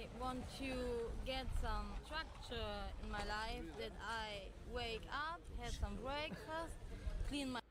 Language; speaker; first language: English; non-native, fluent; German